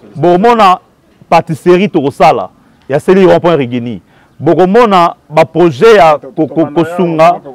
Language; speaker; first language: French; non-native, local second language; Lingala